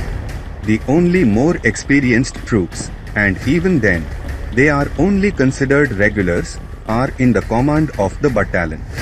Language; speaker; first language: English; non-native, fluent; Portuguese